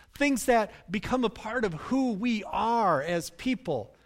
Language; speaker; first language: English; native; English